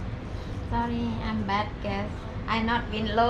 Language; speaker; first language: English; non-native, learner; Thai